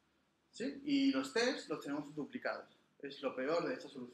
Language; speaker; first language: Spanish; native; Spanish